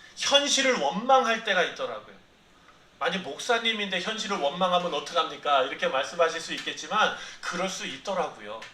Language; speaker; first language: Korean; native; Korean